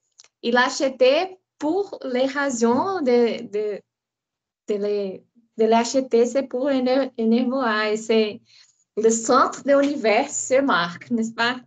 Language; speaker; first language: French; non-native, learner; Portuguese